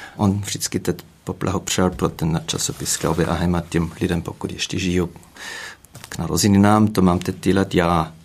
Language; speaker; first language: Czech; non-native, fluent; German